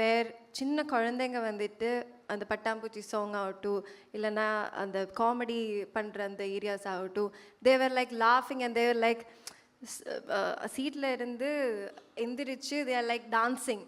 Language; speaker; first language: Tamil; non-native, fluent; Malayalam